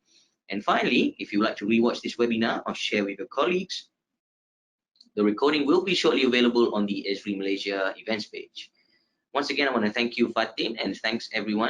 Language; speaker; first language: English; non-native, local second language; Malay